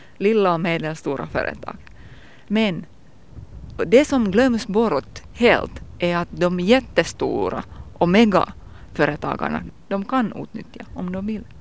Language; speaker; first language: Swedish; non-native, local second language; Finnish